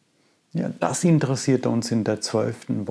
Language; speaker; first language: German; non-native, fluent; English